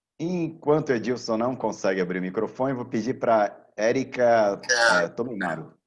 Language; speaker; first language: Portuguese; native; Portuguese